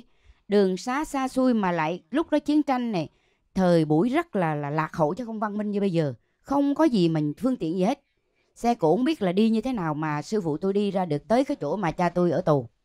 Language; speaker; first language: Vietnamese; native; Vietnamese